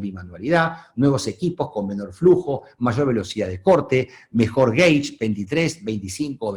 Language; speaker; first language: Spanish; native; Spanish